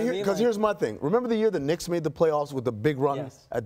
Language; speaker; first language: English; native; English